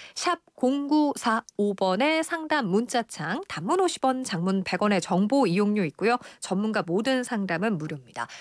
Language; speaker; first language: Korean; native; Korean